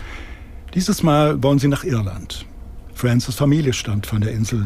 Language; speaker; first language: German; native; German